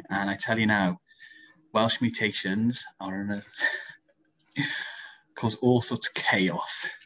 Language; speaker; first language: English; native; English